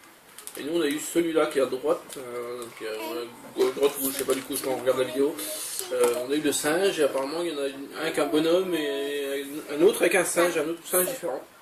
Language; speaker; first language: French; native; French